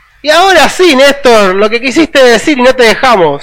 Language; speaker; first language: Spanish; native; Spanish